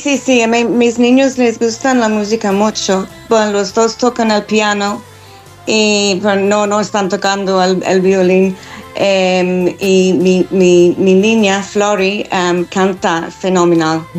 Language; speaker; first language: Spanish; non-native, learner; English